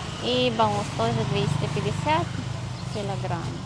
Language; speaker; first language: Russian; non-native, learner; Filipino